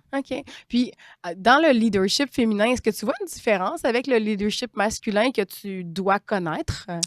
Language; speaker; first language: French; native; French